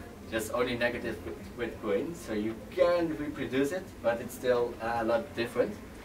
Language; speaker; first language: English; non-native, fluent; Dutch